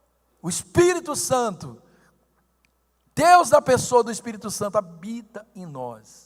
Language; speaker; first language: Portuguese; native; Portuguese